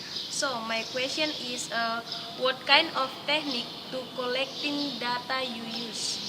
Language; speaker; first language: English; non-native, learner; Indonesian